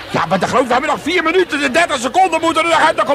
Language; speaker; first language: Dutch; native; Dutch